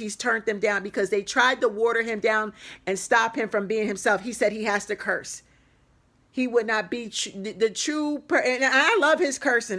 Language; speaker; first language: English; native; English